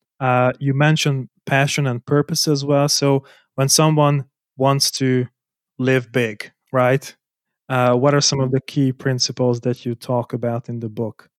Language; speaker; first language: English; non-native, fluent; Hungarian